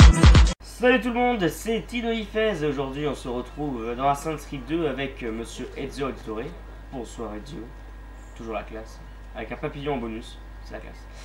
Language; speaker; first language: French; native; French